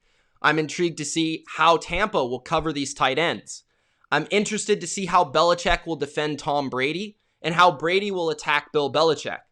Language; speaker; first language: English; native; English